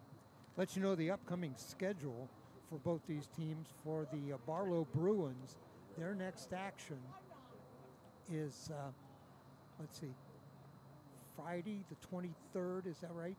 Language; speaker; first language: English; native; English